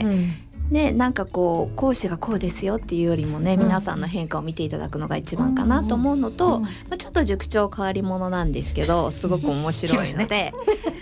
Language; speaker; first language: Japanese; native; Japanese